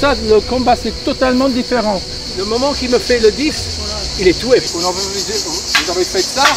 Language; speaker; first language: French; non-native, fluent; English